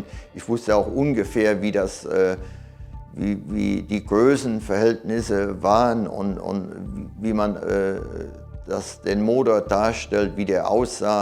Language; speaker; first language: German; native; German